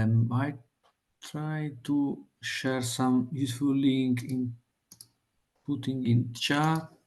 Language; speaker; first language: English; non-native, fluent; Italian